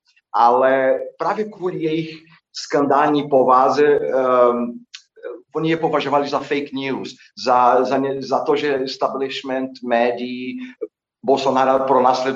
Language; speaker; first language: Czech; non-native, fluent; Portuguese